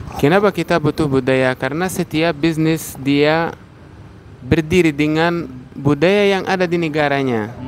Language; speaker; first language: Indonesian; non-native, learner; Arabic